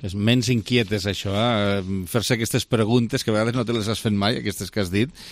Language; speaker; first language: Catalan; native; Catalan